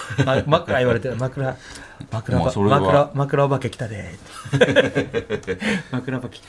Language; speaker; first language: Japanese; native; Japanese